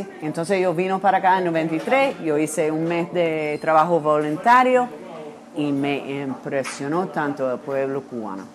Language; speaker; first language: Spanish; non-native, fluent; English